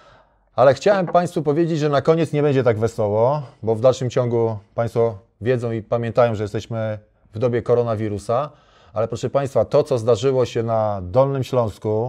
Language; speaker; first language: Polish; native; Polish